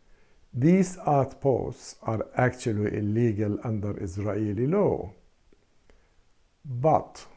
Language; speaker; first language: English; non-native, fluent; Arabic